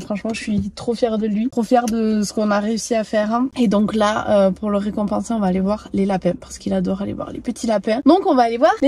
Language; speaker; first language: French; native; French